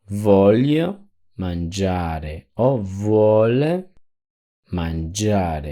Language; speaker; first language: Italian; non-native, fluent; Spanish